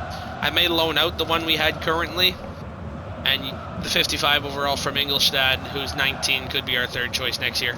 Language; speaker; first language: English; native; English